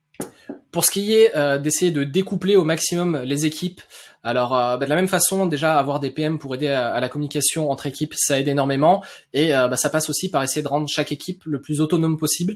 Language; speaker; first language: French; native; French